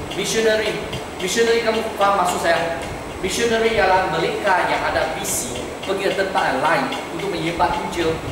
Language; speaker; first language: Malay; non-native, local second language; Chinese